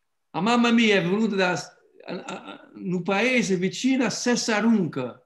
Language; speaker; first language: Italian; early bilingual, heritage; Italian